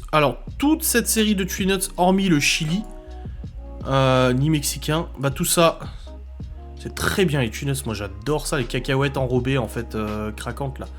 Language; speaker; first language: French; native; French